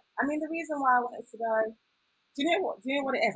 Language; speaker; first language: English; native; English